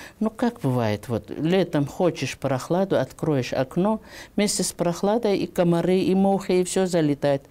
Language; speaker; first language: Russian; non-native, local second language; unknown